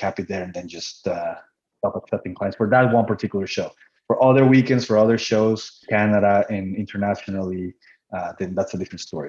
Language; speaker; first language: English; non-native, fluent; Spanish